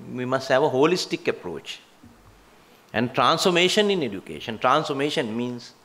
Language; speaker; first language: English; non-native, local second language; Sinhala